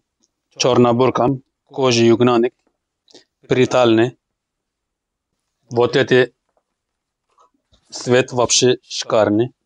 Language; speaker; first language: Russian; non-native, learner; Turkish